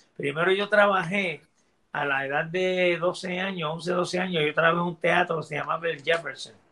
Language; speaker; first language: Spanish; early bilingual, heritage; Spanish